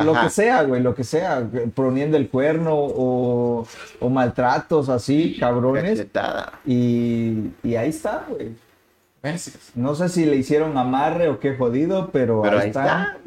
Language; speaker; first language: Spanish; native; Spanish